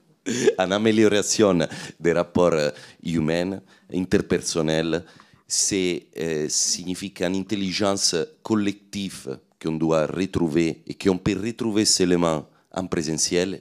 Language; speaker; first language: French; non-native, fluent; Italian